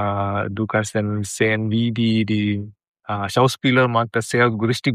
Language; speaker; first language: German; non-native, learner; Malayalam